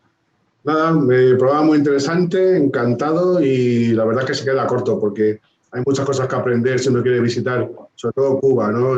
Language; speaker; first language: Spanish; native; Spanish